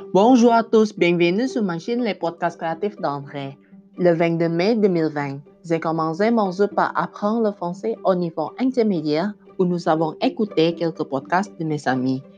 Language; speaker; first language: French; non-native, learner; Indonesian